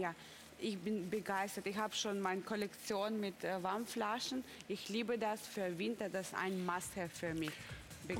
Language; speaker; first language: German; non-native, learner; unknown